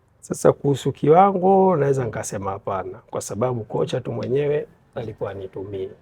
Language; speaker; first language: Swahili; native; Swahili